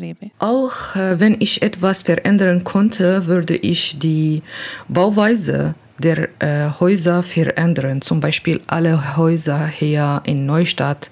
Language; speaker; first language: German; non-native, learner; Kurdish